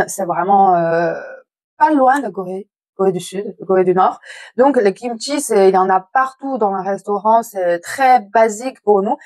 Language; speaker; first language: French; non-native, fluent; Chinese